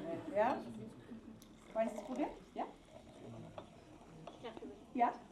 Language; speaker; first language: German; native; German